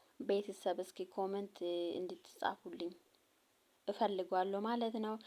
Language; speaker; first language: Amharic; non-native, local second language; Oromo